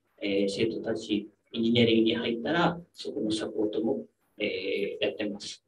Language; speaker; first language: Japanese; non-native, fluent; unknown